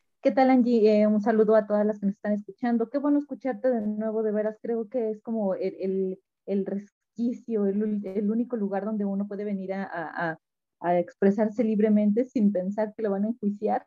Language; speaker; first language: Spanish; native; Spanish